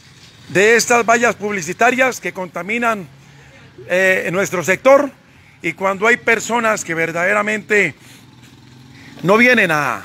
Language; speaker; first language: Spanish; native; Spanish